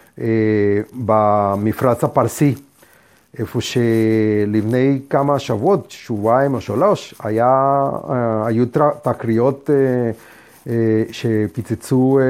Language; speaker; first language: Hebrew; non-native, fluent; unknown